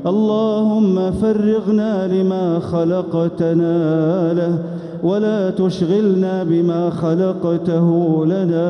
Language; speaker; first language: Arabic; native; Arabic